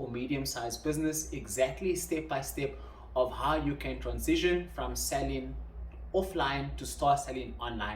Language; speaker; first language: English; non-native, local second language; Afrikaans